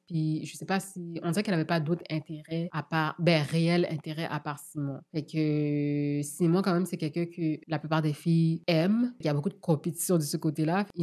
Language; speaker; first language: French; native; French